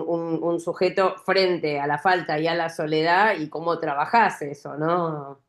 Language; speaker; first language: Spanish; native; Spanish